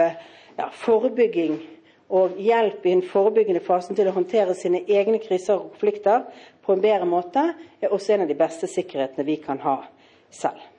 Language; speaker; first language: Norwegian; native; Norwegian